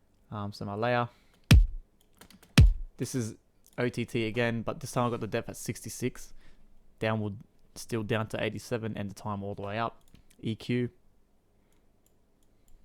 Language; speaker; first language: English; native; English